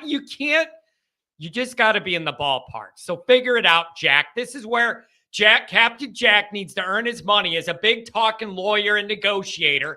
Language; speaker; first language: English; native; English